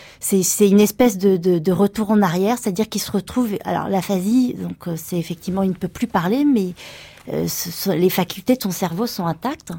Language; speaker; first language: French; early bilingual, other home language; Vietnamese